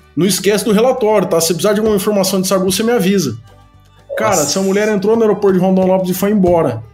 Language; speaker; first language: Portuguese; native; Portuguese